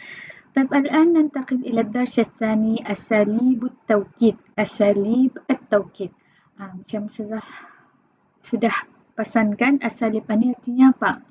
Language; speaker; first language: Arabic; non-native, fluent; Malay